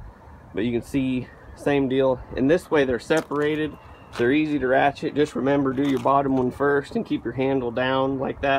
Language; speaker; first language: English; native; English